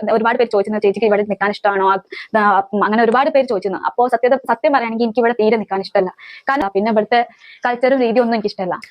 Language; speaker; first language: Malayalam; non-native, local second language; Hindi